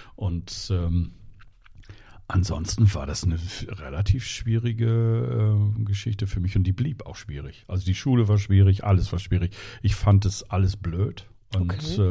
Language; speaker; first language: German; native; German